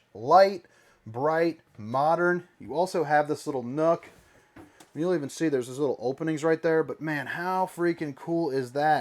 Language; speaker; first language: English; native; English